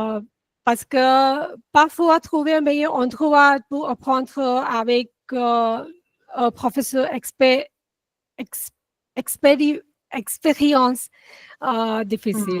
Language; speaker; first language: French; non-native, learner; Gujarati